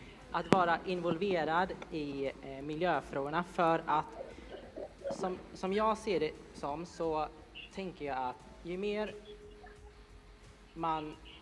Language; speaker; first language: Swedish; early bilingual, other home language; Thai